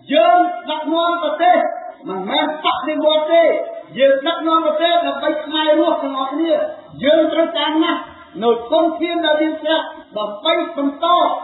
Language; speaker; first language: Khmer; native; Khmer